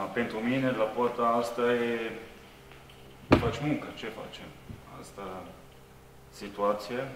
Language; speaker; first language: Romanian; non-native, learner; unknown